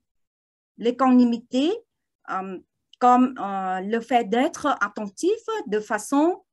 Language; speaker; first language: French; non-native, learner; Vietnamese